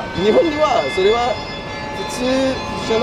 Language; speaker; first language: Japanese; non-native, learner; English